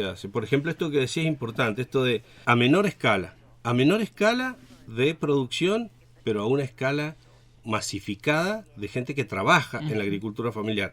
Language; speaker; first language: Spanish; native; Spanish